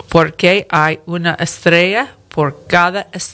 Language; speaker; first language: Spanish; early bilingual, other home language; English